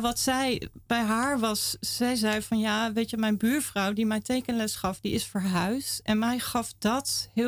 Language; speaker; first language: Dutch; native; Dutch